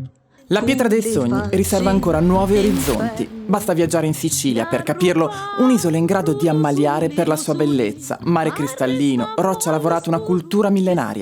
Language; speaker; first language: Italian; native; Italian